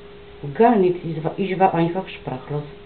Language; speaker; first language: German; non-native, local second language; Polish